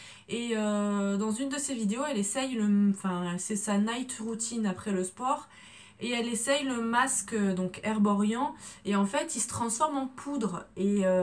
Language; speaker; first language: French; native; French